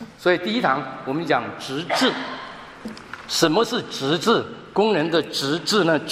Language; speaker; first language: Chinese; non-native, local second language; Hakka Chinese